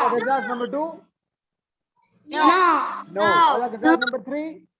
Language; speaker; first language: Arabic; non-native, learner; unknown